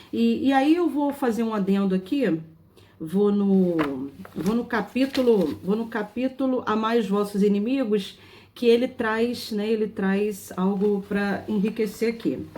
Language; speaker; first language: Portuguese; native; Portuguese